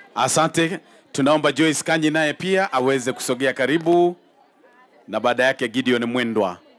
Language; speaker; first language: Swahili; native; Swahili